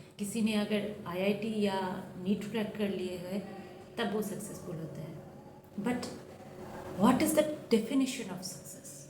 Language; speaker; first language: Hindi; non-native, local second language; Bangla